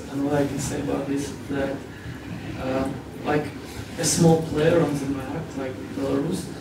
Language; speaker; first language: English; non-native, fluent; Russian